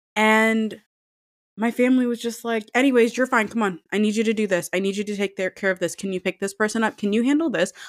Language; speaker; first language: English; early bilingual, other home language; Amharic